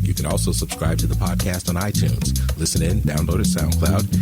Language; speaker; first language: English; native; English